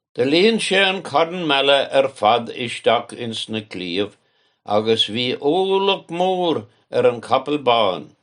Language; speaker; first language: Irish; native; Irish